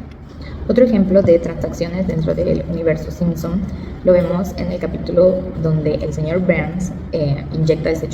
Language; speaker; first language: Spanish; native; Spanish